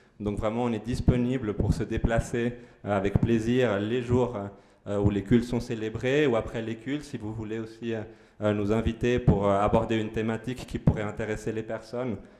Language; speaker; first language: French; non-native, fluent; Spanish